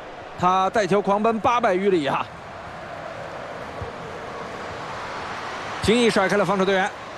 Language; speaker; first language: Chinese; native; Chinese